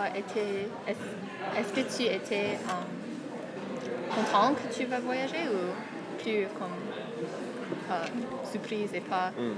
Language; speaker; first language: French; non-native, fluent; English